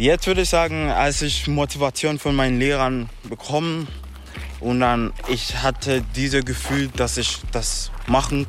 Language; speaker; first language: German; non-native, learner; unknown